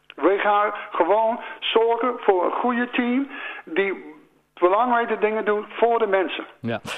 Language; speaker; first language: Dutch; non-native, fluent; English